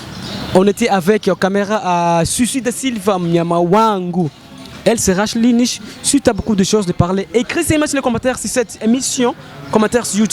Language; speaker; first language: French; non-native, local second language; Rundi